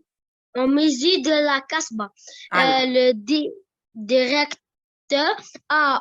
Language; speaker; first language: French; non-native, learner; Arabic